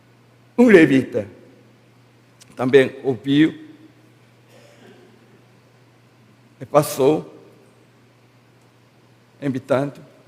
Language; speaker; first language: Portuguese; non-native, learner; Korean